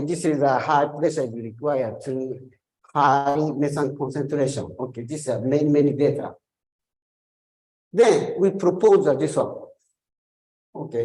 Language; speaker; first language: English; non-native, learner; Japanese